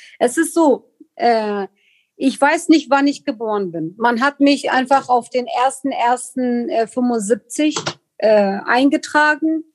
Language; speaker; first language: German; non-native, fluent; Kurdish